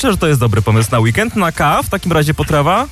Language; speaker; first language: Polish; native; Polish